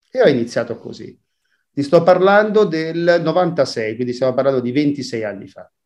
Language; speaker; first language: Italian; native; Italian